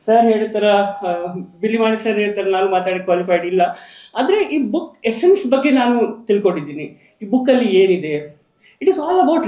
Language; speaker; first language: Kannada; non-native, local second language; Urdu